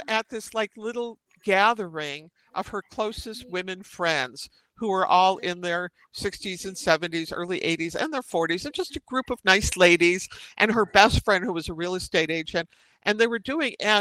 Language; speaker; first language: English; native; English